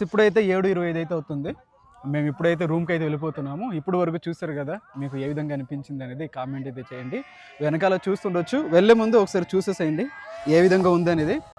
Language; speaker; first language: Telugu; non-native, local second language; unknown